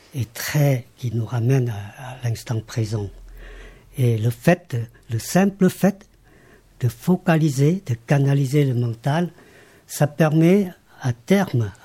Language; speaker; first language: French; non-native, fluent; Lao